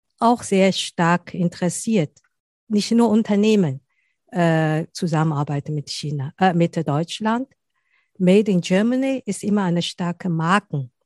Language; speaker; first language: German; non-native, fluent; Chinese